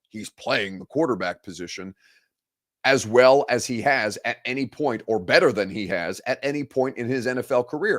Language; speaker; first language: English; native; English